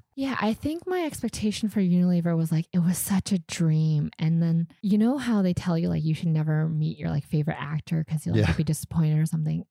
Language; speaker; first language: English; non-native, fluent; Vietnamese